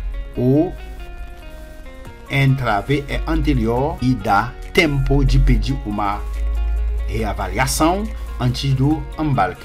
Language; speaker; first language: Portuguese; non-native, learner; Haitian Creole